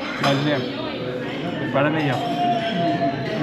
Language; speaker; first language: French; native; French